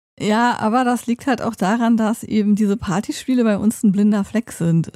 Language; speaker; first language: German; native; German